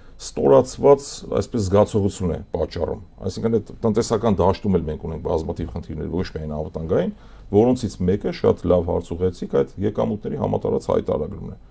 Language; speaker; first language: Armenian; native; Armenian